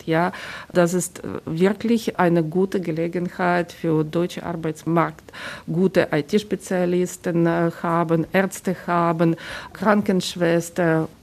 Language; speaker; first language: German; non-native, fluent; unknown